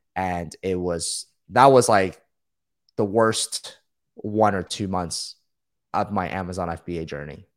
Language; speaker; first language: English; early bilingual, other home language; Chinese